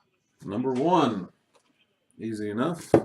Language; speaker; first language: English; native; English